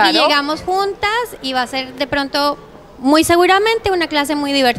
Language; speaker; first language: Spanish; native; Spanish